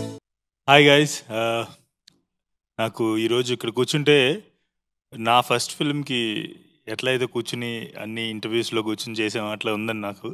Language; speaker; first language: Telugu; native; Telugu